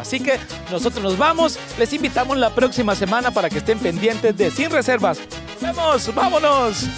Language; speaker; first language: Spanish; native; Spanish